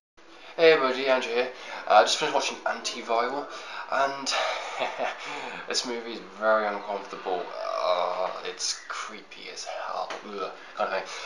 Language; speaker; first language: English; native; English